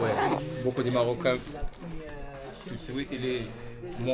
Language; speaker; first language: French; non-native, learner; Arabic